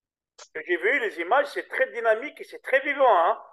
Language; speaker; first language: French; native; French